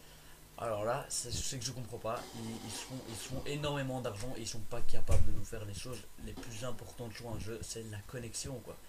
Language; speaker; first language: French; native; French